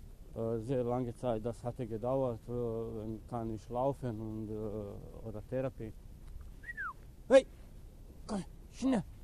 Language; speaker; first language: German; non-native, learner; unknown